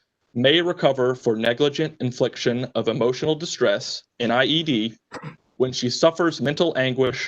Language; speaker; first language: English; native; English